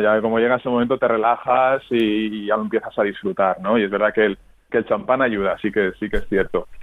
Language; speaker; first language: Spanish; native; Spanish